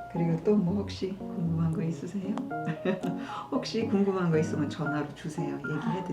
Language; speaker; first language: Korean; native; Korean